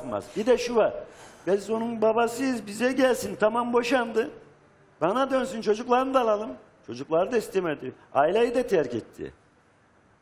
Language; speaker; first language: Turkish; native; Turkish